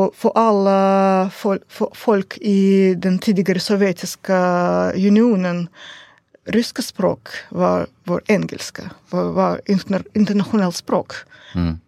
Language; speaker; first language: Swedish; non-native, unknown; Russian